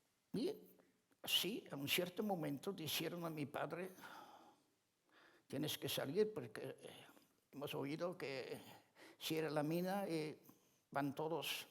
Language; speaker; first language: Spanish; non-native, fluent; Ladino